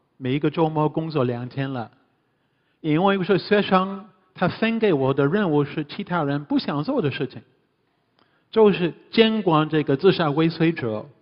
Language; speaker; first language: Chinese; non-native, fluent; English